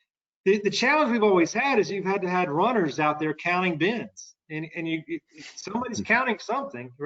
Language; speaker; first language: English; native; English